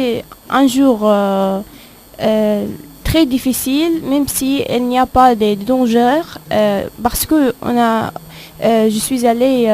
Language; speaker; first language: French; non-native, fluent; Arabic